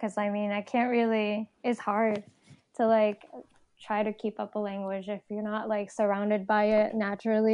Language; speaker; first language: English; non-native, fluent; Japanese